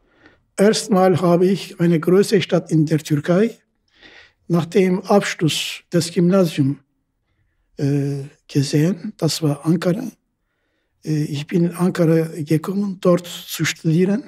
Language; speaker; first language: German; non-native, fluent; Turkish